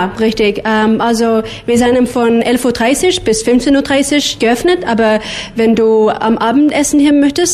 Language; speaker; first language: German; non-native, learner; English